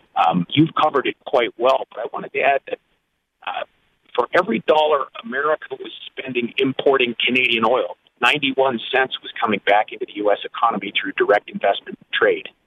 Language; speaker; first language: English; native; English